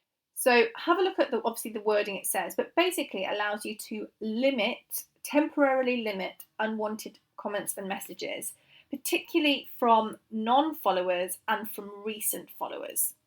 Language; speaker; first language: English; native; English